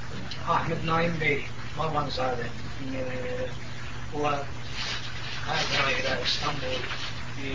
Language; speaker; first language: Arabic; non-native, fluent; Turkish